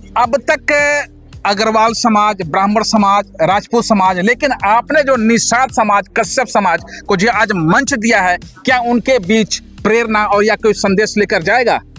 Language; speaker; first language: Hindi; native; Hindi